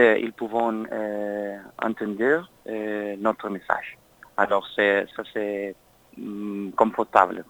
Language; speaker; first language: French; non-native, learner; Spanish